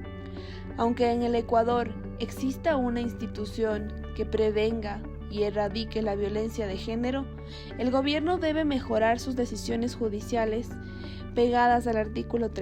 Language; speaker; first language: Spanish; native; Spanish